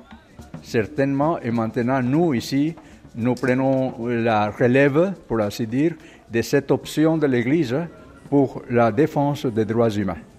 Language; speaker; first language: French; non-native, fluent; Spanish